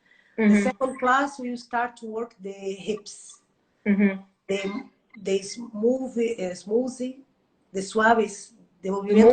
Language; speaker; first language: English; non-native, learner; Portuguese